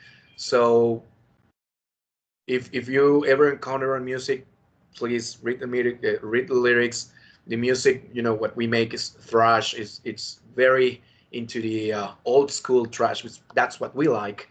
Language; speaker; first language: English; non-native, fluent; Spanish